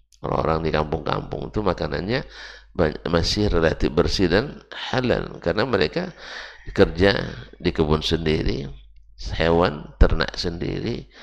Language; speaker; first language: Indonesian; native; Indonesian